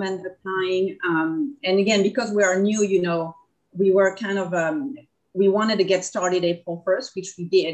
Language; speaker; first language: English; non-native, fluent; French